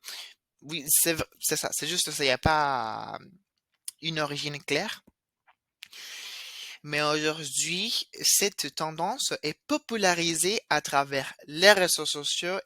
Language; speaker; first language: French; non-native, fluent; Spanish